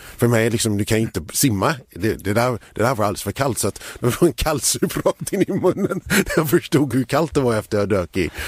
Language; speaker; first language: Swedish; early bilingual, other home language; English